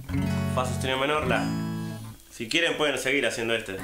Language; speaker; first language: Spanish; native; Spanish